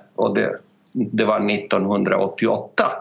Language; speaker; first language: Swedish; non-native, fluent; Greek